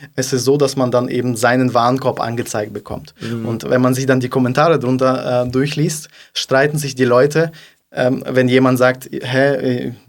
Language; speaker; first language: German; non-native, fluent; Russian